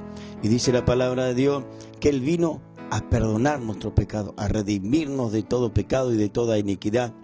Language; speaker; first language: Spanish; native; Spanish